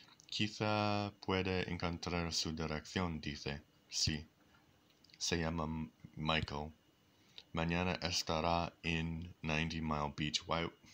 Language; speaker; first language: Spanish; non-native, learner; English